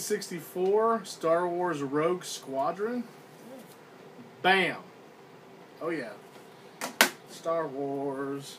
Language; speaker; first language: English; native; English